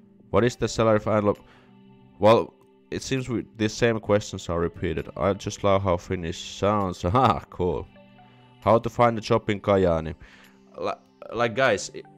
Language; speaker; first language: English; non-native, fluent; Finnish